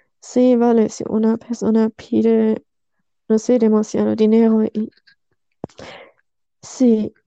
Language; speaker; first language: Spanish; non-native, learner; German